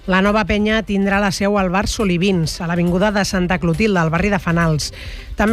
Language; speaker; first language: Catalan; native; Catalan